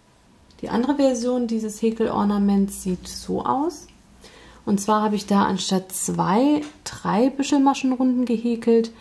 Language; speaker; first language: German; native; German